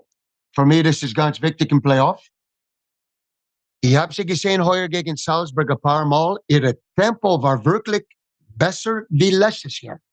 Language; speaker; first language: German; non-native, fluent; English